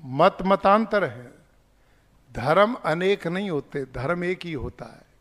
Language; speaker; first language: Hindi; native; Hindi